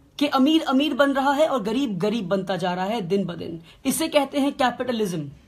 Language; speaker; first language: Hindi; native; Hindi